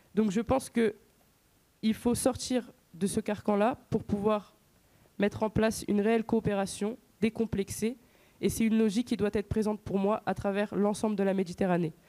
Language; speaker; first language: French; native; French